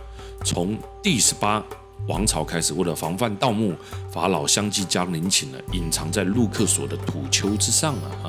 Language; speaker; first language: Chinese; native; Chinese